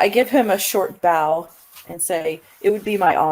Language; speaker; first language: English; native; English